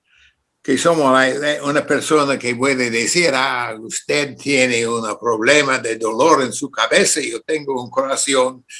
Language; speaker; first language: Spanish; non-native, fluent; English